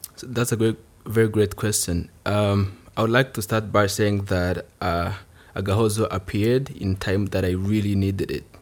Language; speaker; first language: English; non-native, local second language; Kinyarwanda